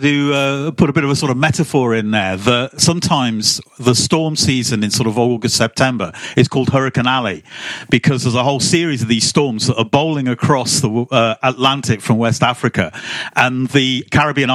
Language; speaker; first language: English; native; English